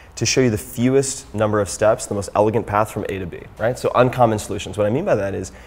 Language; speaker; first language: English; native; English